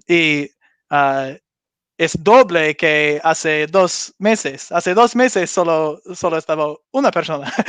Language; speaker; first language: Spanish; non-native, learner; English